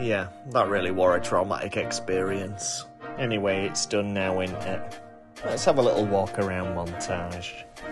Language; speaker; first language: English; native; English